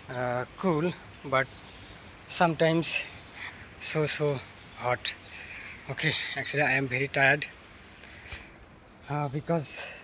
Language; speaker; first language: English; non-native, learner; Bangla